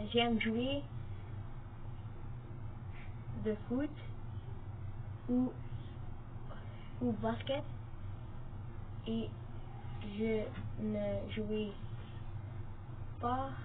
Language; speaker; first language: French; non-native, learner; Dutch